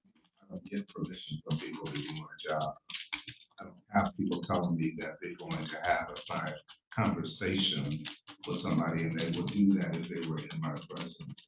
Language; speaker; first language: English; native; English